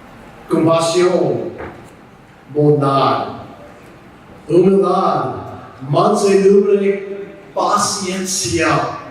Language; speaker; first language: Spanish; non-native, fluent; English